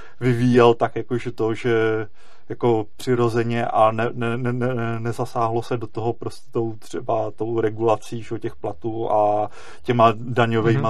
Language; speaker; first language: Czech; native; Czech